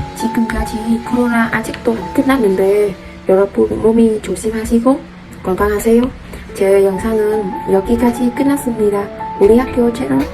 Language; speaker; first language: Korean; non-native, learner; Vietnamese